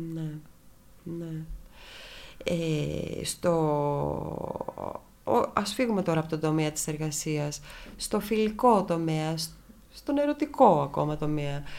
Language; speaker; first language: Greek; native; Greek